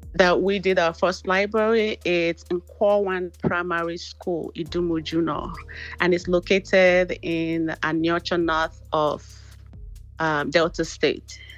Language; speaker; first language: English; non-native, local second language; Igbo